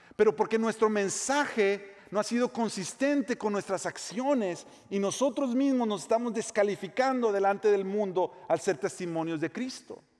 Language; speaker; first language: Spanish; native; Spanish